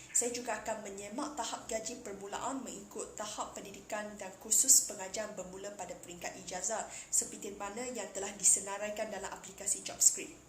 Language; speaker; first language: Malay; non-native, local second language; Chinese